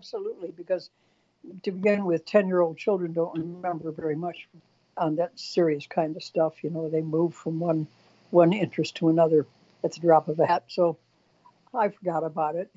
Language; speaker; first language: English; native; English